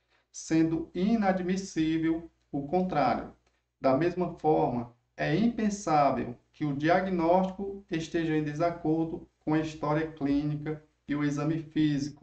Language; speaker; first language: Portuguese; native; Portuguese